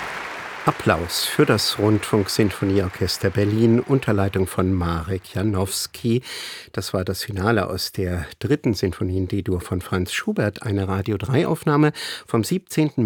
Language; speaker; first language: German; native; German